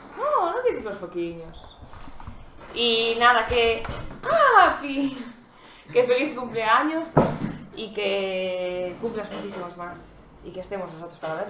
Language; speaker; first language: Spanish; native; Spanish